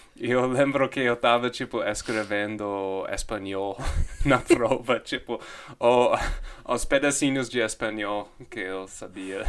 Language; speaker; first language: Portuguese; non-native, fluent; English